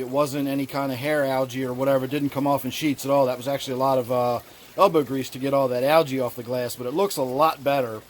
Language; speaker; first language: English; native; English